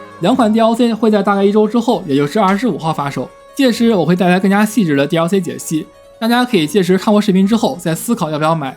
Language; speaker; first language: Chinese; native; Chinese